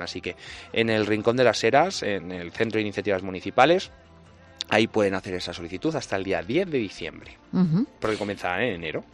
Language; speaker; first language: Spanish; native; Spanish